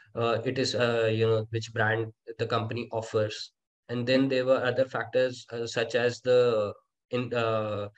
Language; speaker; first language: English; non-native, local second language; Hindi